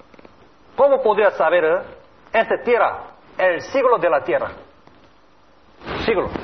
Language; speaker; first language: Spanish; non-native, learner; Korean